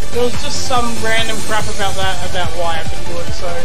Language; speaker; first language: English; native; English